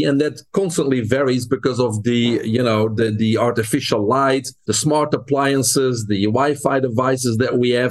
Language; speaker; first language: English; non-native, fluent; Dutch